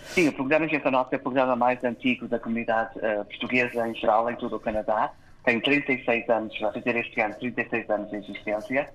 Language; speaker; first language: Portuguese; early bilingual, heritage; Portuguese